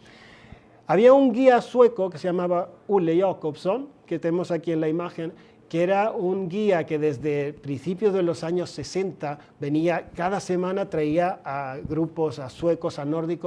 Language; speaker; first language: Spanish; non-native, fluent; Swedish